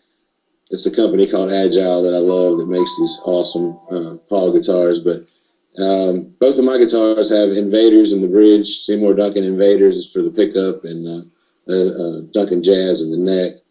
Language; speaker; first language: English; native; English